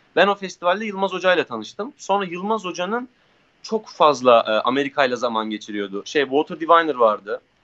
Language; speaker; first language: Turkish; native; Turkish